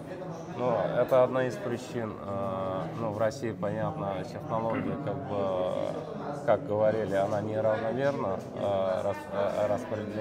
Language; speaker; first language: Russian; non-native, local second language; Uzbek